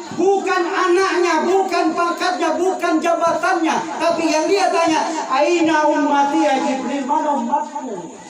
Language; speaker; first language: Indonesian; native; Indonesian